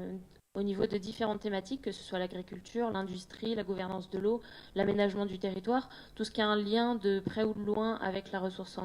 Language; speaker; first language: French; native; French